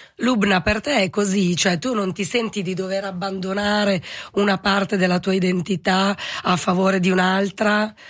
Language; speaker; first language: Italian; native; Italian